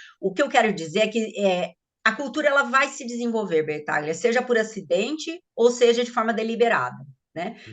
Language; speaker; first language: Portuguese; native; Portuguese